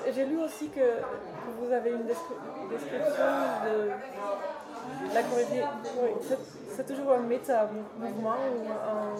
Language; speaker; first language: French; non-native, learner; Dutch